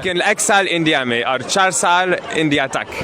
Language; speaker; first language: Hindi; non-native, learner; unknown